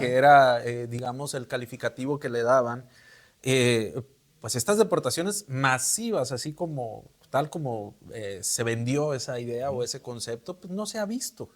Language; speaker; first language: Spanish; native; Spanish